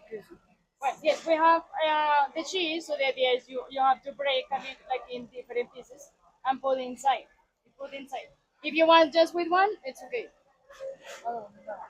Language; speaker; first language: English; non-native, fluent; Spanish